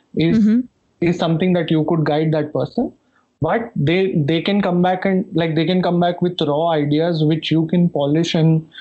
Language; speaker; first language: English; non-native, local second language; Hindi